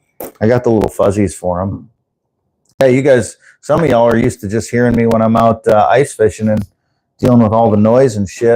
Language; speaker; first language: English; native; English